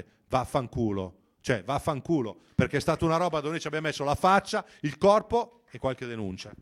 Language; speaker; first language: Italian; native; Italian